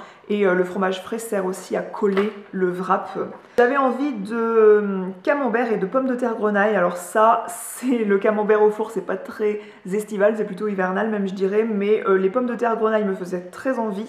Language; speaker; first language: French; native; French